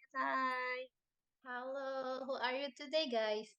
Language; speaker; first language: English; non-native, learner; Indonesian